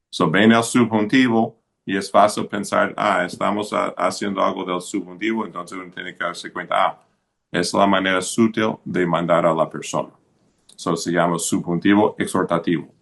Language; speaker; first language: Spanish; non-native, fluent; English